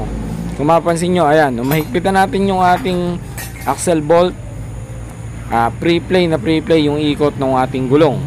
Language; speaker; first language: Filipino; native; Filipino